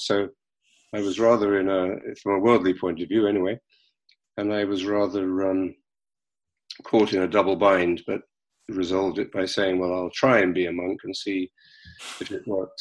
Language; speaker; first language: English; native; English